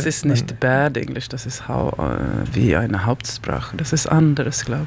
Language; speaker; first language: German; non-native, learner; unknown